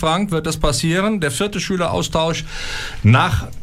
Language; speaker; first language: German; native; German